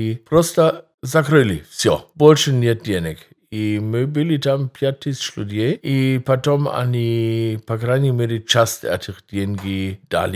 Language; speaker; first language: Russian; non-native, fluent; German